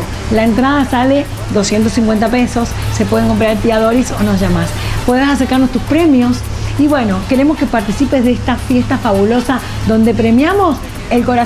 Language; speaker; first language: Spanish; native; Spanish